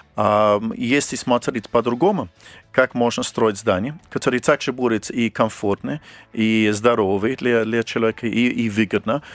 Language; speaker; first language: Russian; non-native, fluent; English